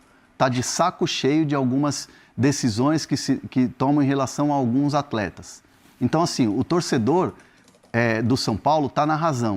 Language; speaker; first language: Portuguese; native; Portuguese